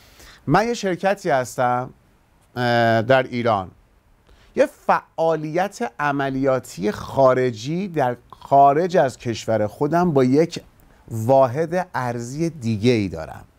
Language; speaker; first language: Persian; native; Persian